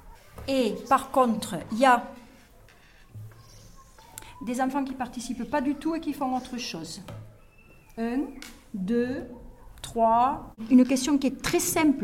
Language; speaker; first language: French; native; French